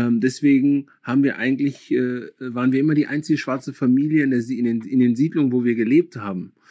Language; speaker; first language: German; early bilingual, other home language; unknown